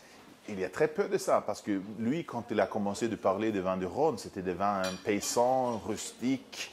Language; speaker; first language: French; non-native, fluent; Swedish